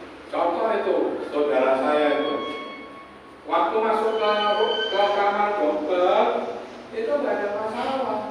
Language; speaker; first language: Indonesian; non-native, local second language; Javanese